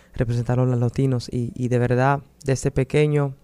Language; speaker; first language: Spanish; early bilingual, other home language; Dutch